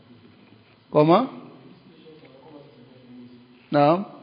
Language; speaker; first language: Arabic; non-native, fluent; French